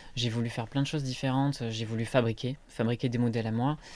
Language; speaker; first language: French; native; French